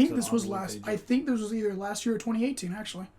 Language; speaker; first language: English; native; English